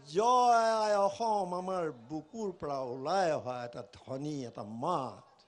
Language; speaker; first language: Assamese; native; Assamese